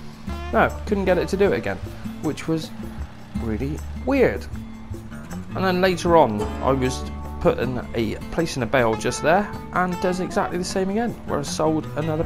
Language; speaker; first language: English; native; English